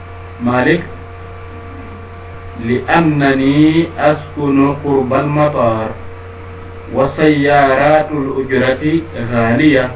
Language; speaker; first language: Arabic; non-native, fluent; Wolof